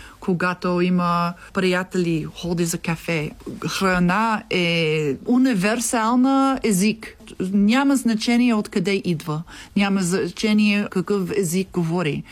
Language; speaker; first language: Bulgarian; non-native, learner; English